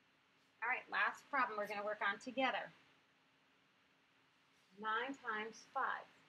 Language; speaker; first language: English; native; English